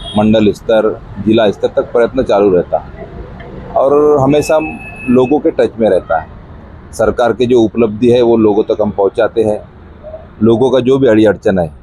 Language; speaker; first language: Hindi; non-native, local second language; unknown